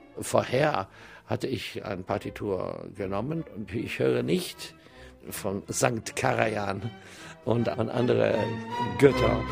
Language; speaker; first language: German; non-native, learner; English